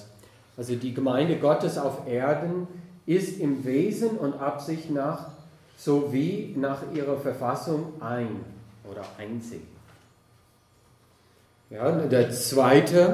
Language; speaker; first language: German; non-native, fluent; English